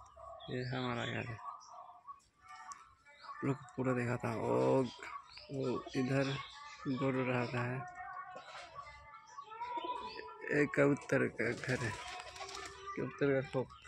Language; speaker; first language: Hindi; non-native, local second language; Bangla